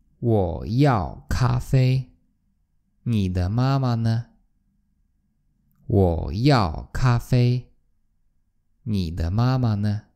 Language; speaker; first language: Chinese; non-native, learner; Polish